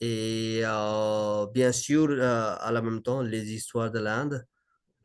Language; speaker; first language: French; non-native, learner; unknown